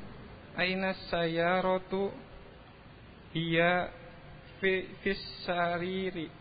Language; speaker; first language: Arabic; non-native, learner; Indonesian